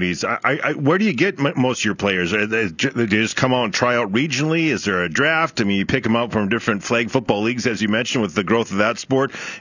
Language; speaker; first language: English; native; English